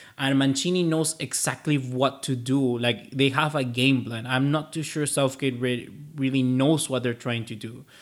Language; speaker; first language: English; non-native, fluent; Spanish